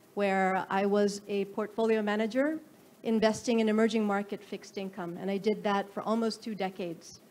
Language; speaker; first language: English; non-native, local second language; Filipino